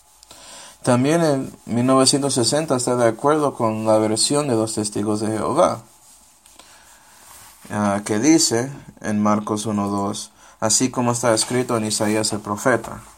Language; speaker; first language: Spanish; non-native, fluent; English